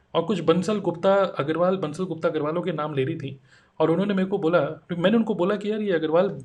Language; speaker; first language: Hindi; native; Hindi